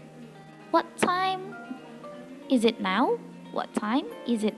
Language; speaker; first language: English; non-native, fluent; Indonesian